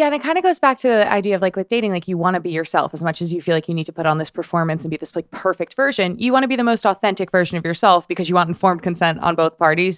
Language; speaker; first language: English; native; English